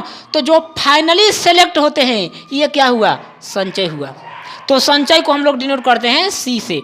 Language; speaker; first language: Hindi; non-native, local second language; Bhojpuri